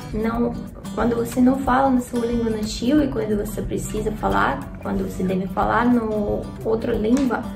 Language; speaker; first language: Portuguese; non-native, fluent; Russian